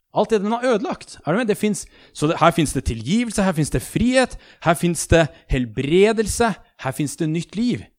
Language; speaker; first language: Norwegian; native; Norwegian